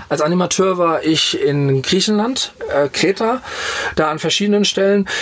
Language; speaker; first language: German; native; German